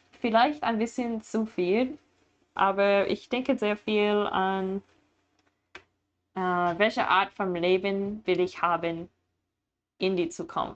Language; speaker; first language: German; non-native, learner; English